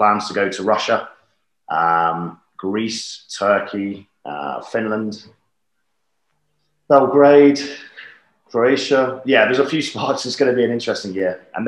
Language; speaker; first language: English; native; English